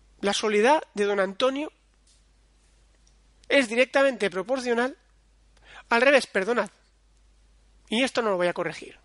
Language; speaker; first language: Spanish; native; Spanish